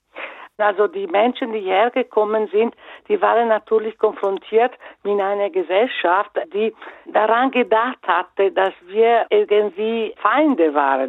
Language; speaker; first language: German; non-native, fluent; Italian